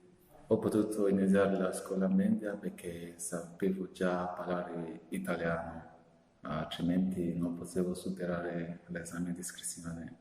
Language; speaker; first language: Italian; non-native, fluent; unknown